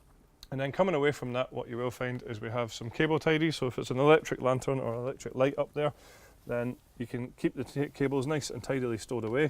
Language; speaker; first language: English; native; English